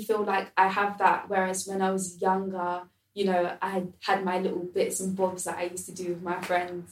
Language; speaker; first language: English; native; English